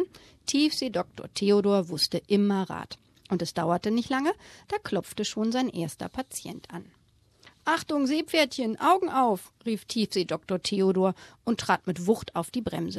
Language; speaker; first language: German; native; German